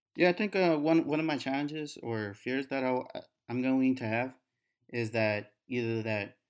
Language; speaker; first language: English; native; English